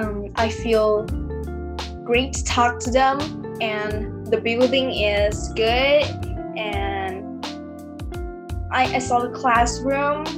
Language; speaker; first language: English; early bilingual, other home language; Indonesian